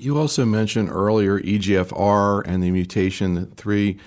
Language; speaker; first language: English; native; English